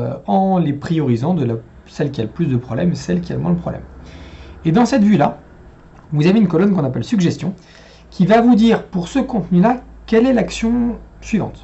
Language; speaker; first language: French; native; French